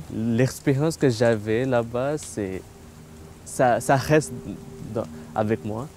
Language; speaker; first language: French; non-native, learner; Bangla